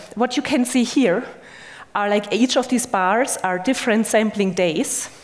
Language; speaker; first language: English; non-native, fluent; German